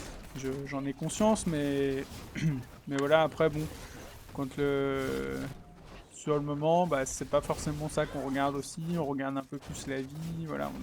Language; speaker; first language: French; native; French